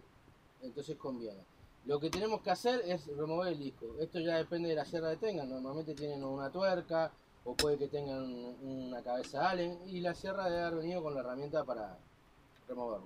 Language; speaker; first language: Spanish; native; Spanish